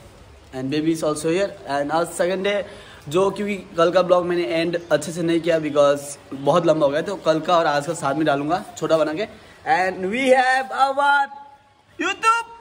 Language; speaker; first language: Hindi; non-native, local second language; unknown